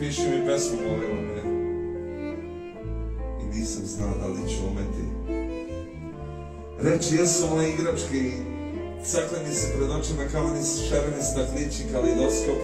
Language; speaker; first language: Serbian; native; Serbian